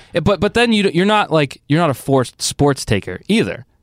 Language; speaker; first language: English; native; English